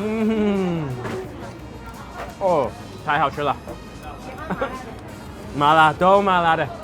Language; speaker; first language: Chinese; non-native, fluent; English